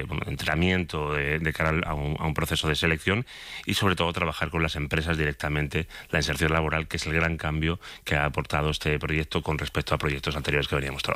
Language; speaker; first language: Spanish; native; Spanish